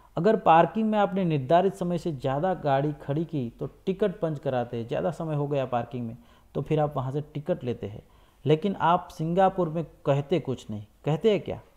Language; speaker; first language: Hindi; non-native, local second language; Gujarati